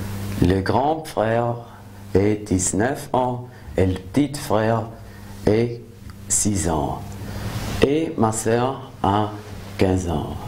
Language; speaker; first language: French; non-native, local second language; German